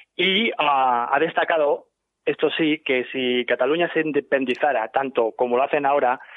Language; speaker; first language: Spanish; native; Spanish